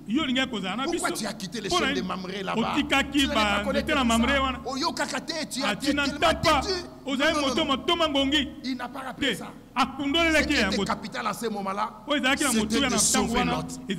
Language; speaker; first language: French; non-native, local second language; Lingala